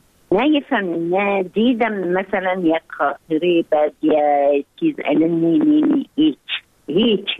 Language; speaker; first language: Persian; non-native, learner; Arabic